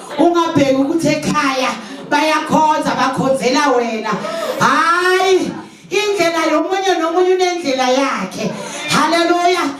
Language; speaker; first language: Zulu; native; Zulu